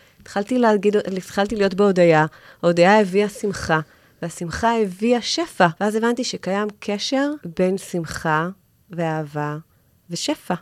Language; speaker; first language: Hebrew; native; Hebrew